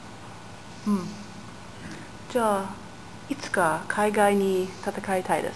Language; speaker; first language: Japanese; non-native, learner; English